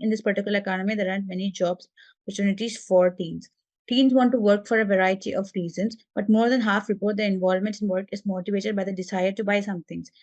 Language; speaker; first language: English; non-native, local second language; Malayalam